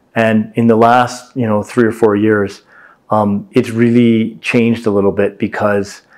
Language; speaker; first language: English; native; English